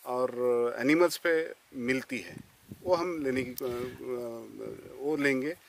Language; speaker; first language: Hindi; non-native, local second language; Marathi